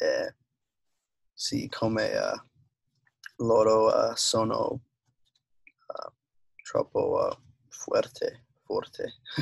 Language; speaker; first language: Italian; non-native, learner; English